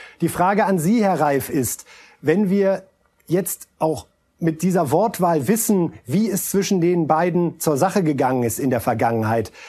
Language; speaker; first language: German; native; German